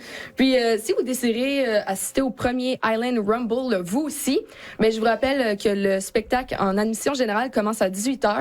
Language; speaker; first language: French; native; French